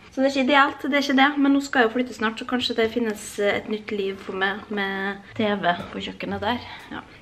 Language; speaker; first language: Norwegian; native; Norwegian